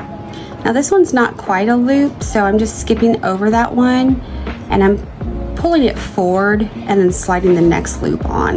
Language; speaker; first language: English; native; English